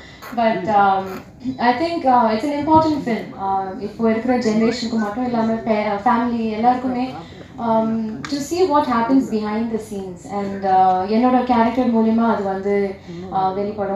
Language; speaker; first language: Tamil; non-native, learner; English